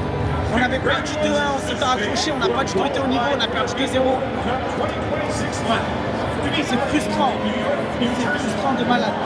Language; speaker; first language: French; native; French